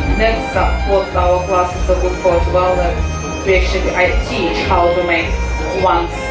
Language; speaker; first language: English; non-native, fluent; Russian